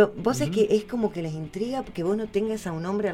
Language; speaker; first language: Spanish; native; Spanish